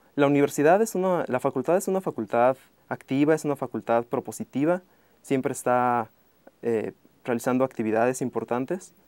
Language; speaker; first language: Spanish; native; Spanish